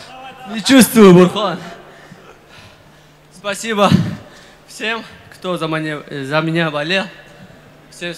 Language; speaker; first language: Russian; non-native, learner; Uzbek